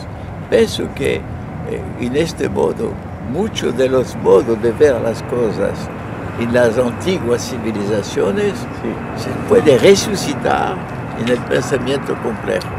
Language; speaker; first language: Spanish; non-native, fluent; French